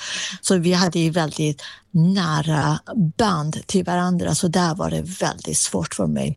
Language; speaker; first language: Swedish; non-native, fluent; Persian